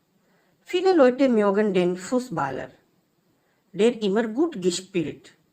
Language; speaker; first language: German; non-native, fluent; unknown